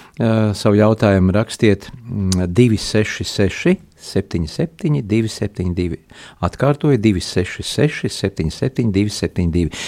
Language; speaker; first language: Latvian; native; Latvian